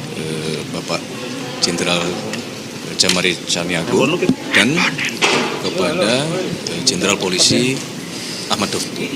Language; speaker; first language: Indonesian; native; Indonesian